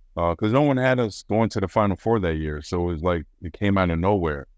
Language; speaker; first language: English; native; English